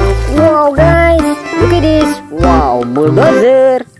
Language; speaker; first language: English; non-native, learner; Indonesian